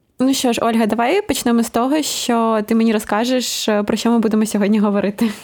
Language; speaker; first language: Ukrainian; native; Ukrainian